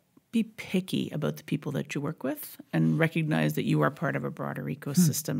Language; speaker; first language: English; native; English